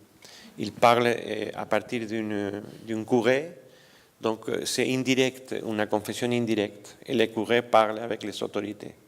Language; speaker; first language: French; non-native, fluent; Spanish